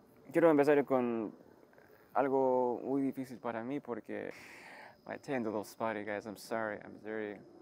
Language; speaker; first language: Spanish; non-native, learner; English